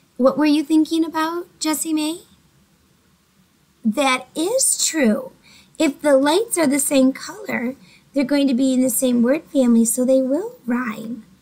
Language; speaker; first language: English; native; English